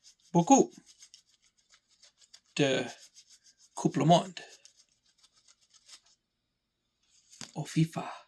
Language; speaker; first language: French; non-native, learner; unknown